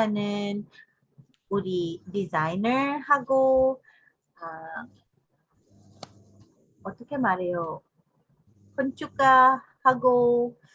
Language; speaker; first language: Korean; non-native, learner; English